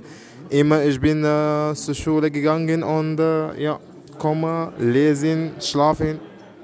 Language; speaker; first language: German; non-native, learner; Arabic